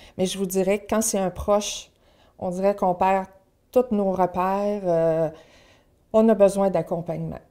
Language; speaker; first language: French; native; French